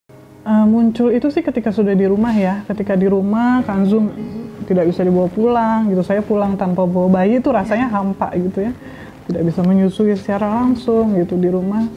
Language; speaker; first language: Indonesian; native; Indonesian